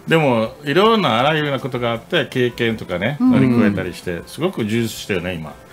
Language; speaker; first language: Japanese; non-native, fluent; English